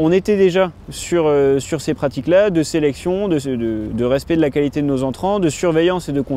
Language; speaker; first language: French; native; French